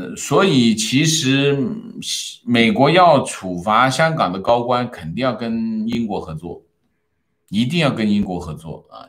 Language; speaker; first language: Chinese; native; Chinese